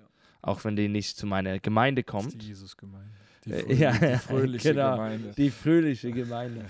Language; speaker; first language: German; non-native, learner; English